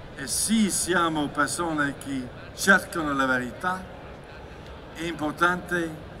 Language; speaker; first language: Italian; non-native, learner; English